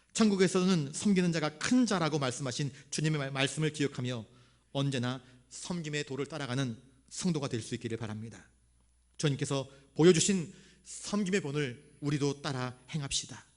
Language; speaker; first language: Korean; native; Korean